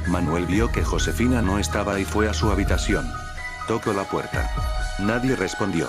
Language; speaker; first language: Spanish; native; Spanish